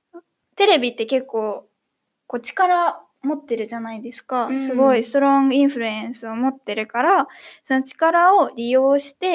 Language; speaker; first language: Japanese; native; Japanese